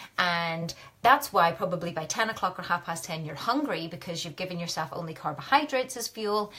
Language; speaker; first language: English; native; English